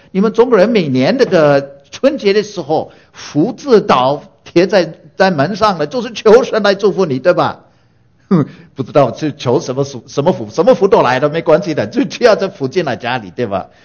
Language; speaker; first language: Chinese; non-native, fluent; English